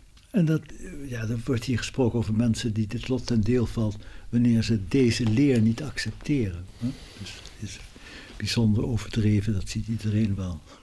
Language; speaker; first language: Dutch; native; Dutch